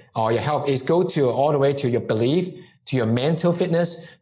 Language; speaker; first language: English; non-native, local second language; Cantonese